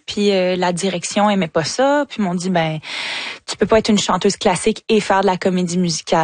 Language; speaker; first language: French; native; French